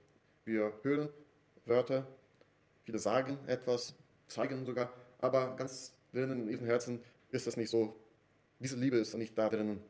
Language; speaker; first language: German; non-native, fluent; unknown